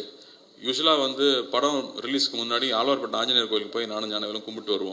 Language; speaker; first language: Tamil; native; Tamil